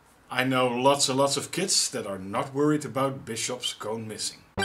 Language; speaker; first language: English; non-native, fluent; Dutch